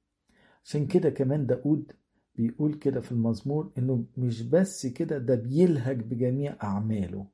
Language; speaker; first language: Arabic; native; Arabic